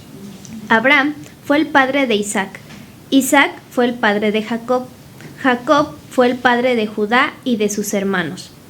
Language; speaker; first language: Spanish; native; Spanish